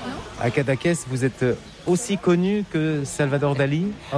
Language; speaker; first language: French; native; French